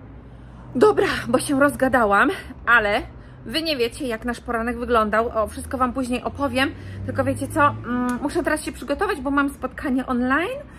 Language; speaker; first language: Polish; native; Polish